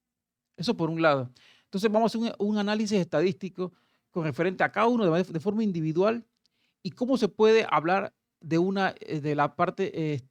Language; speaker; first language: Spanish; native; Spanish